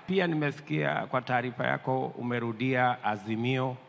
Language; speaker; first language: Swahili; non-native, local second language; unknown